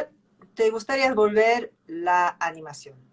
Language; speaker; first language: Spanish; early bilingual, heritage; English